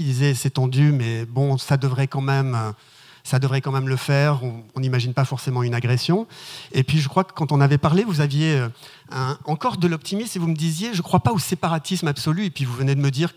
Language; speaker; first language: French; native; French